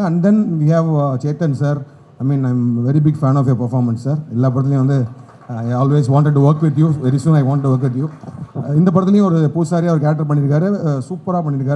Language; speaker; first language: Tamil; native; Tamil